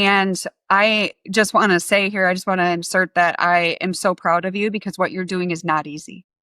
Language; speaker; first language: English; native; English